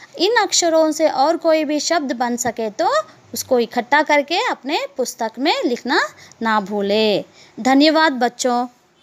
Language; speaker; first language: Hindi; non-native, local second language; Telugu